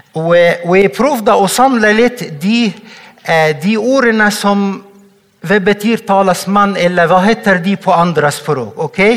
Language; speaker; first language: Norwegian; non-native, fluent; Arabic